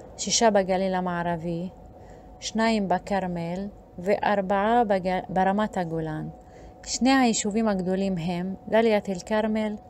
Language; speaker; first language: Hebrew; non-native, local second language; Arabic